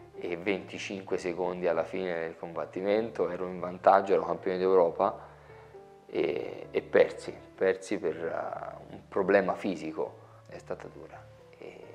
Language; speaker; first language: Italian; native; Italian